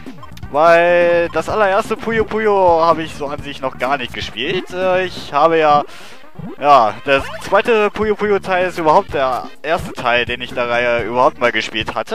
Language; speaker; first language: German; native; German